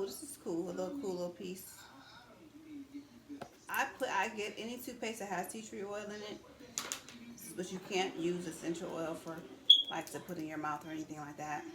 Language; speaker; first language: English; native; English